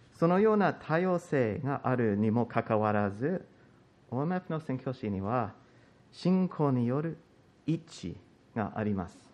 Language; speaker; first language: Japanese; non-native, fluent; English